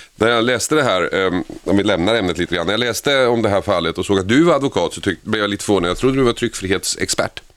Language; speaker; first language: Swedish; native; Swedish